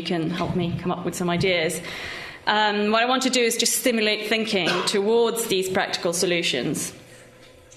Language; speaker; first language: English; non-native, fluent; Swedish